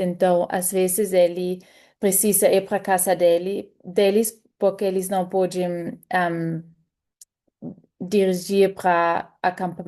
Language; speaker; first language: Portuguese; non-native, fluent; German